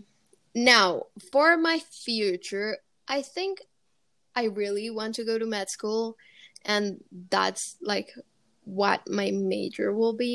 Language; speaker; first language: English; non-native, fluent; Spanish